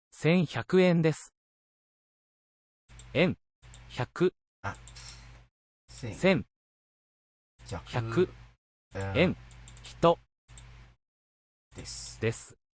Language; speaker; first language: Japanese; non-native, learner; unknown